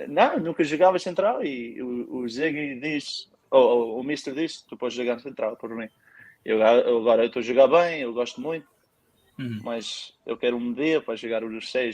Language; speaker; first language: Portuguese; early bilingual, heritage; Portuguese